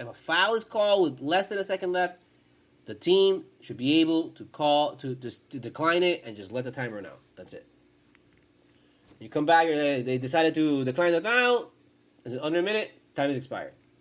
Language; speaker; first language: English; early bilingual, other home language; Spanish